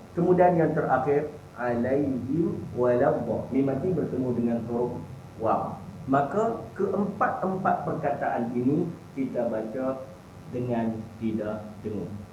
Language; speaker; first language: Malay; native; Malay